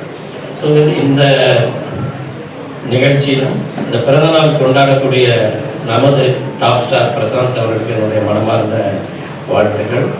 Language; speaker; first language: Tamil; native; Tamil